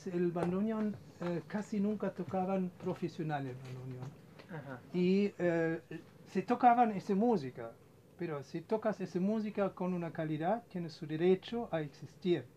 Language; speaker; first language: Spanish; non-native, fluent; German